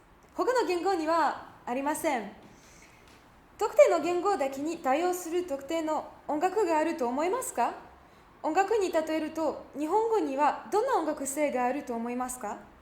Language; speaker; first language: Japanese; non-native, learner; Russian